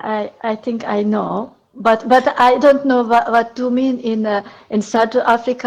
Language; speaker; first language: English; non-native, learner; Hungarian